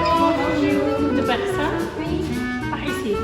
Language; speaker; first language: French; non-native, learner; Indonesian